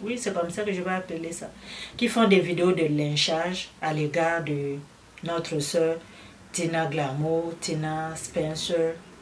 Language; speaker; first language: French; non-native, local second language; Lingala